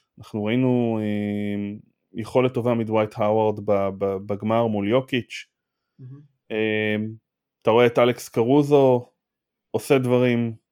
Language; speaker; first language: Hebrew; native; Hebrew